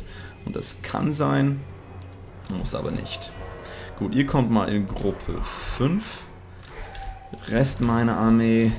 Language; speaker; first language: German; native; German